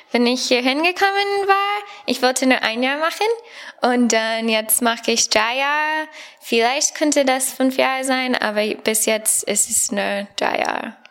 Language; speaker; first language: German; non-native, learner; English